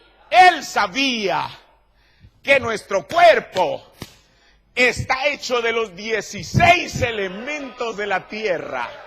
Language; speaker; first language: Spanish; native; Spanish